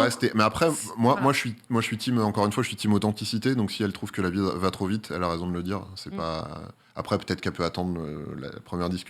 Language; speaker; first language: French; native; French